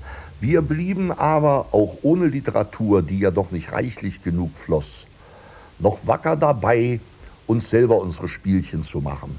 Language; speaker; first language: German; native; German